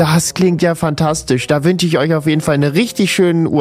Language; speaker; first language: German; native; German